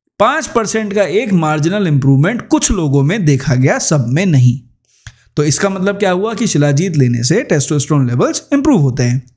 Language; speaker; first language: Hindi; native; Hindi